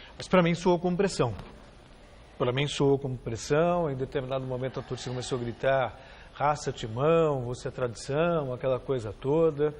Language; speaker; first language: Portuguese; native; Portuguese